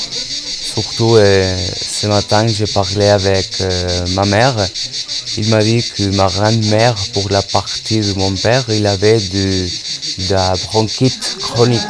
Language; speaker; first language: French; non-native, learner; Spanish